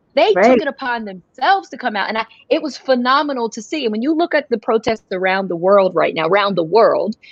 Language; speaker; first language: English; native; English